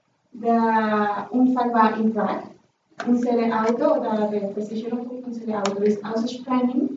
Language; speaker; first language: German; non-native, learner; Spanish